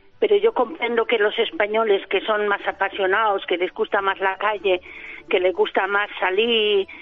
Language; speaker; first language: Spanish; non-native, fluent; German